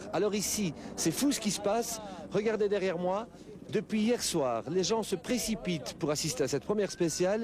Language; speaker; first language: French; native; French